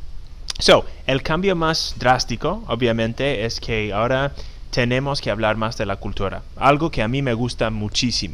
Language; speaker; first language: Spanish; non-native, fluent; English